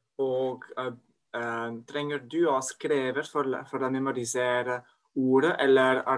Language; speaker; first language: Norwegian; non-native, learner; French